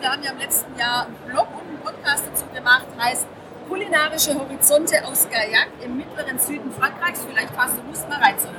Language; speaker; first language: German; native; German